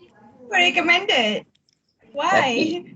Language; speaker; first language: English; non-native, local second language; Malay